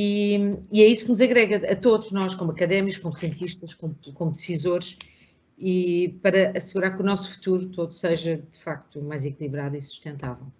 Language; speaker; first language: Portuguese; native; Portuguese